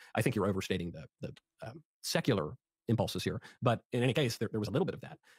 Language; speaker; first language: English; native; English